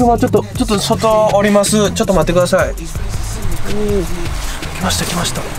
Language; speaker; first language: Japanese; native; Japanese